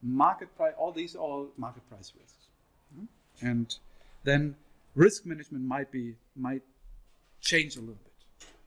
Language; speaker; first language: English; non-native, fluent; German